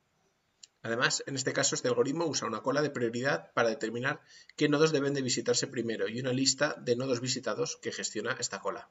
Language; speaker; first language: Spanish; native; Spanish